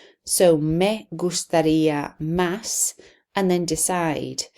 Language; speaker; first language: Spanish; non-native, fluent; English